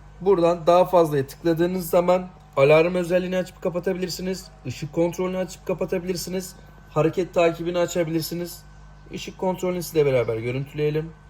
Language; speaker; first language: Turkish; native; Turkish